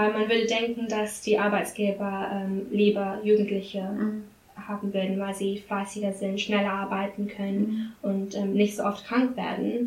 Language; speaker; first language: German; non-native, learner; English